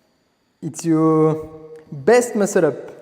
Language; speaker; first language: English; non-native, learner; French